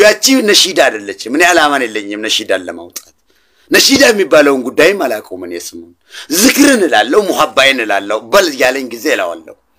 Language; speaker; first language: Amharic; non-native, local second language; Oromo